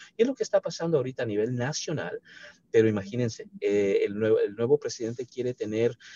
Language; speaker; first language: Spanish; native; Spanish